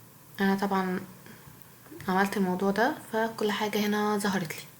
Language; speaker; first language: Arabic; native; Arabic